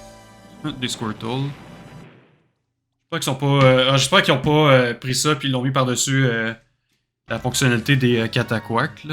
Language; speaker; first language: French; native; French